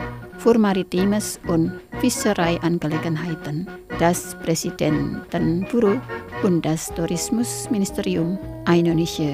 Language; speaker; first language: German; non-native, fluent; Indonesian